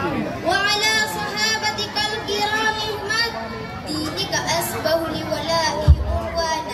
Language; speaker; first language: Arabic; non-native, learner; Indonesian